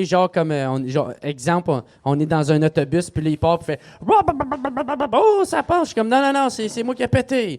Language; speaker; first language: French; native; French